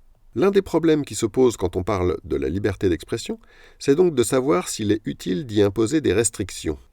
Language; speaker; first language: French; native; French